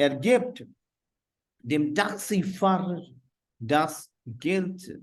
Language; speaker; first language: German; non-native, fluent; Hindi